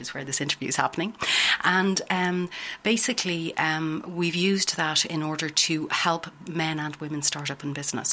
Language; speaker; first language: English; native; English